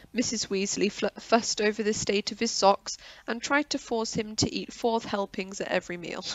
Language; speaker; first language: English; native; English